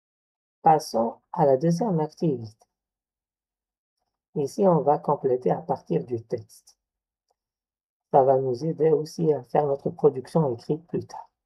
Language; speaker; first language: French; non-native, local second language; Arabic